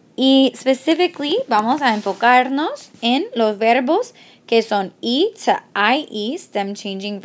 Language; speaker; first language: Spanish; non-native, fluent; English